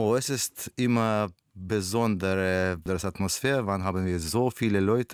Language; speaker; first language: German; non-native, learner; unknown